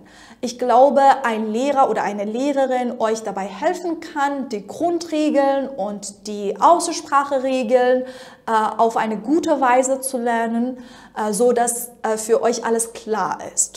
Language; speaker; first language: German; non-native, fluent; Persian